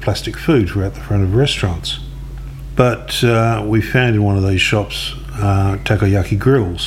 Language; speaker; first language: English; native; English